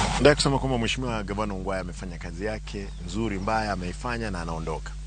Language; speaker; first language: Swahili; non-native, local second language; Gusii